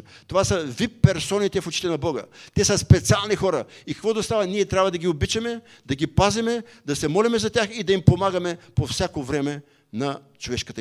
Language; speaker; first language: Bulgarian; native; Bulgarian